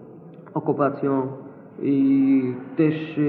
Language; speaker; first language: Polish; non-native, learner; Arabic